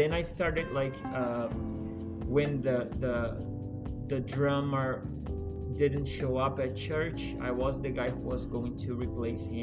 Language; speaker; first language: English; non-native, fluent; Portuguese